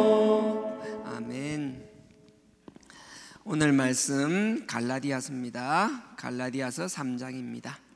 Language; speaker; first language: Korean; native; Korean